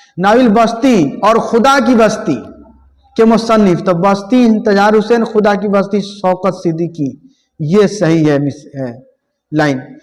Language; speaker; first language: Hindi; native; Hindi